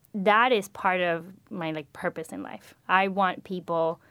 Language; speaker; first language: English; non-native, fluent; Spanish